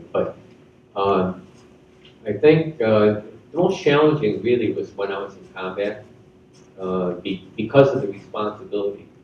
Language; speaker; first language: English; native; English